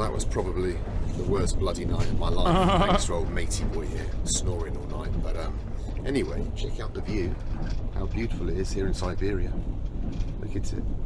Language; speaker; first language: English; native; English